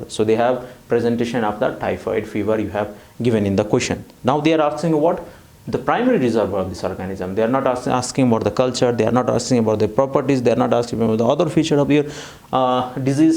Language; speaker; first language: English; non-native, fluent; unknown